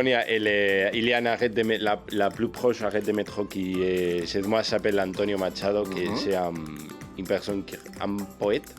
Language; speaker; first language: French; non-native, learner; Spanish